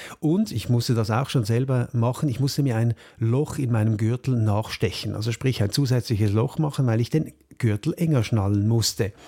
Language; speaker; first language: German; native; German